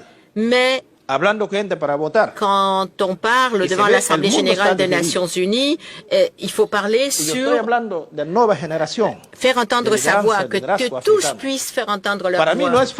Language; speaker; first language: French; non-native, local second language; Portuguese